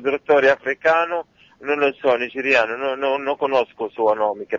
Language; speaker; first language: Italian; non-native, local second language; Arabic